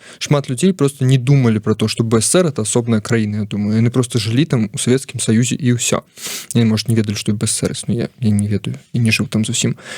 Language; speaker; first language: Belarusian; non-native, local second language; Russian